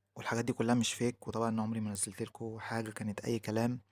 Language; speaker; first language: Arabic; native; Arabic